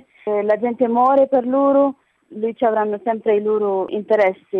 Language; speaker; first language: Italian; non-native, fluent; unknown